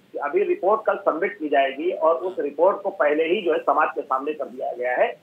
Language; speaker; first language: Hindi; native; Hindi